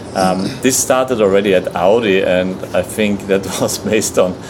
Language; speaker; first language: English; non-native, fluent; German